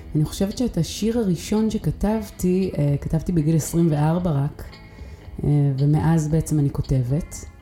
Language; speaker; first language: Hebrew; early bilingual, other home language; English